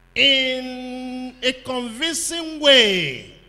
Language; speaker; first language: English; non-native, local second language; Igbo